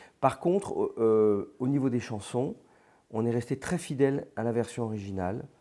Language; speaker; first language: French; native; French